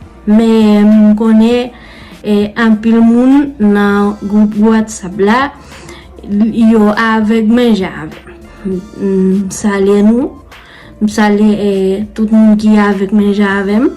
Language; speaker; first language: Haitian Creole; non-native, learner; Spanish